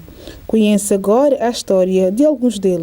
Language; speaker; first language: Portuguese; native; Portuguese